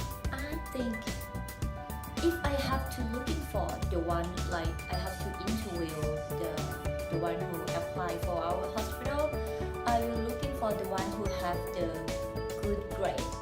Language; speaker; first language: English; non-native, fluent; Thai